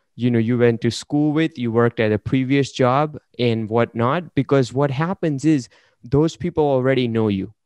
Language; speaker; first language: English; non-native, local second language; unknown